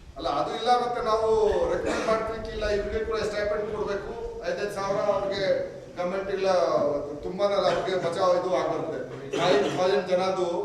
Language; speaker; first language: Kannada; non-native, fluent; Hindi